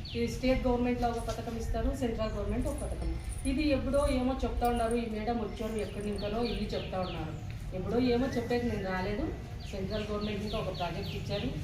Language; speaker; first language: Telugu; non-native, local second language; Kannada